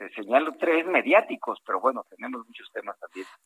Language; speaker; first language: Spanish; native; Spanish